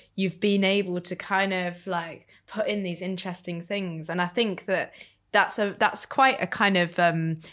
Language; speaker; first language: English; native; English